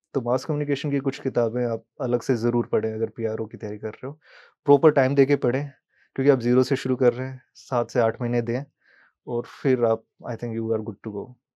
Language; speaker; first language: Hindi; native; Hindi